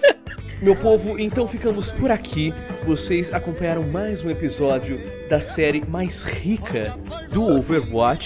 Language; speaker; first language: Portuguese; native; Portuguese